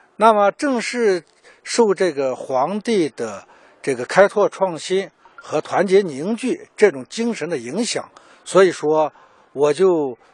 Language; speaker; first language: Chinese; native; Chinese